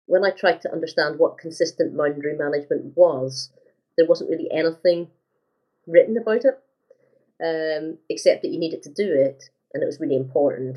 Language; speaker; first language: English; native; English